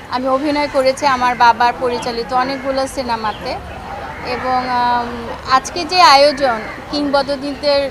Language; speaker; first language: Bangla; native; Bangla